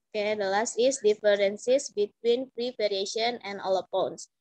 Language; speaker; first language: English; non-native, learner; Indonesian